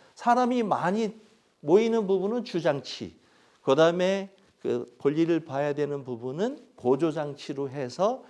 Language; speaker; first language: Korean; native; Korean